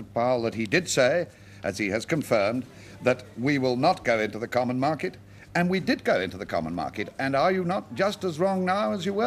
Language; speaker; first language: English; native; English